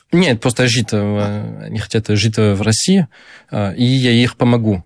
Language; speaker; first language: Russian; non-native, learner; French